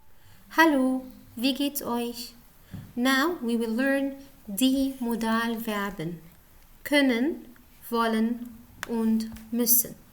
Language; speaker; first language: German; non-native, learner; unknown